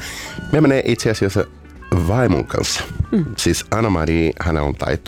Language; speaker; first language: Finnish; non-native, learner; Portuguese